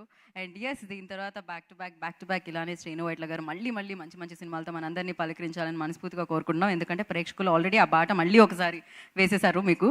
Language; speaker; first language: Telugu; native; Telugu